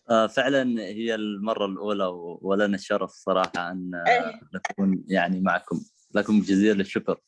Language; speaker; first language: Arabic; non-native, local second language; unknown